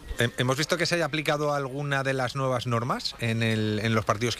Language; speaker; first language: Spanish; native; Spanish